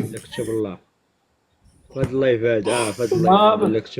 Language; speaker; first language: Arabic; native; Arabic